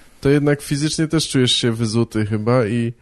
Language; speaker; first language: Polish; native; Polish